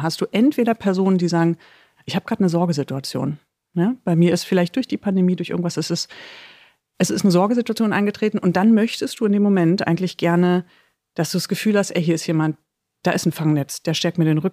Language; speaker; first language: German; native; German